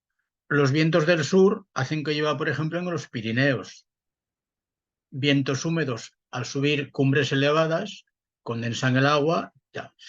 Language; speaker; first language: Spanish; native; Spanish